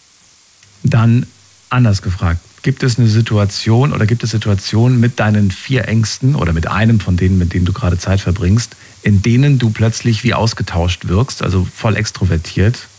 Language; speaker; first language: German; native; German